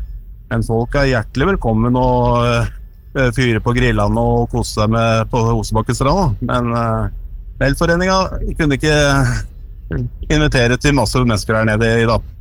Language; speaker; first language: Norwegian; native; Norwegian